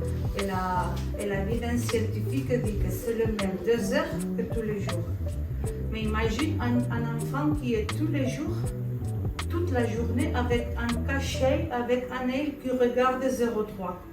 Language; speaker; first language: French; non-native, fluent; Spanish